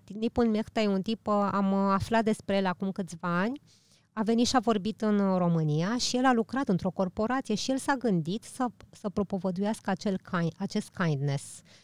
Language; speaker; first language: Romanian; early bilingual, heritage; Romanian